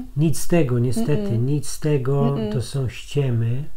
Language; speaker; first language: Polish; native; Polish